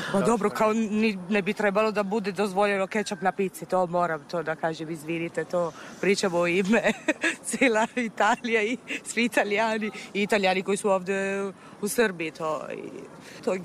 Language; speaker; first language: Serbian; non-native, fluent; Italian